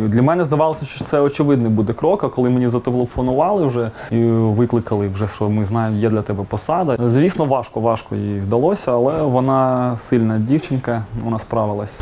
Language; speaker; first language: Ukrainian; non-native, local second language; Russian